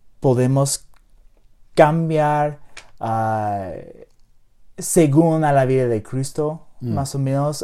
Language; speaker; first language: Spanish; non-native, learner; English